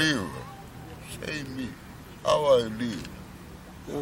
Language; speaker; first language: English; non-native, learner; Romany